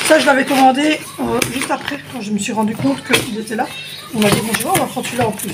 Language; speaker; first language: French; native; French